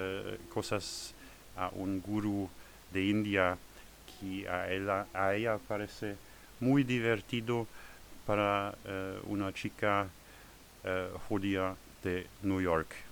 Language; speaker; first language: Spanish; non-native, learner; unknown